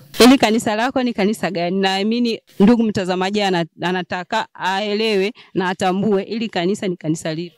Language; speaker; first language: Swahili; native; Swahili